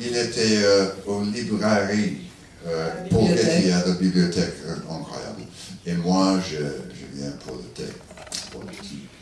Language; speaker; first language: French; non-native, learner; English